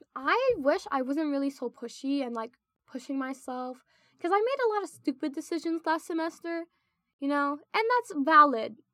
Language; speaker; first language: English; non-native, local second language; Filipino